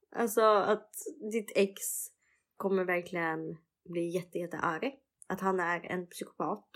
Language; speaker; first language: Swedish; early bilingual, other home language; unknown